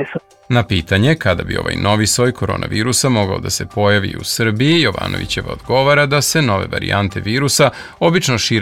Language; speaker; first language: Serbian; native; Serbian